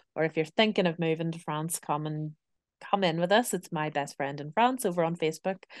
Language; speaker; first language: English; native; English